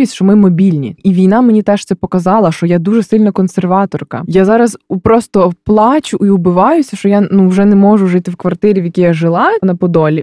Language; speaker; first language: Ukrainian; native; Ukrainian